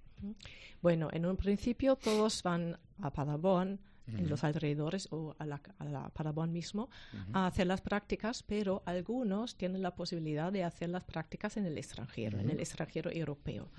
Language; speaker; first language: Spanish; non-native, fluent; German